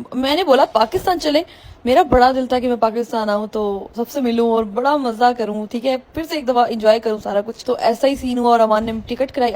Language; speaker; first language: Urdu; native; Urdu